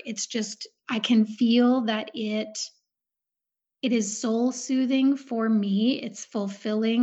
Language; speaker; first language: English; native; English